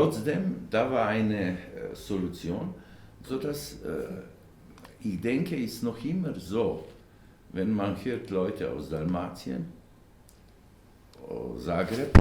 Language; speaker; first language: German; non-native, learner; Slovenian